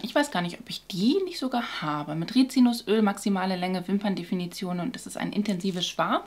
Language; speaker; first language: German; native; German